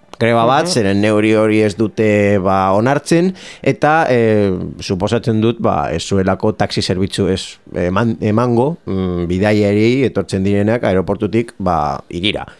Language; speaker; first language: Basque; non-native, local second language; Spanish